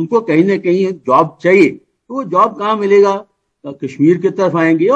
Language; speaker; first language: Hindi; native; Hindi